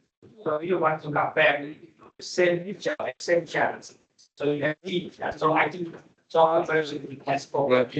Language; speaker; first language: English; non-native, learner; Vietnamese